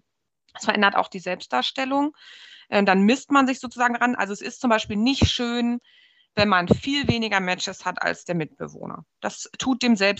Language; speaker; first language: German; native; German